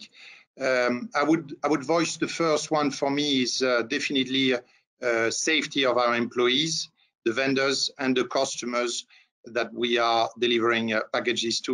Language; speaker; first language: English; non-native, fluent; French